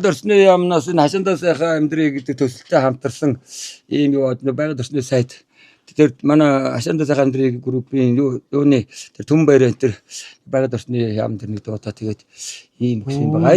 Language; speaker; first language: Mongolian; native; Mongolian